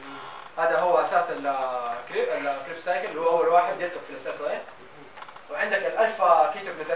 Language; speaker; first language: Arabic; native; Arabic